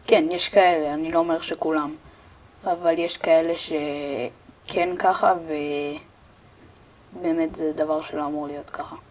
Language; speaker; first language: Hebrew; early bilingual, other home language; Amharic